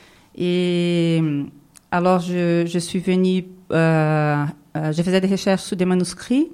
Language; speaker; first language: French; non-native, fluent; Portuguese